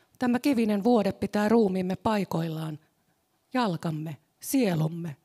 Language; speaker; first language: Finnish; native; Finnish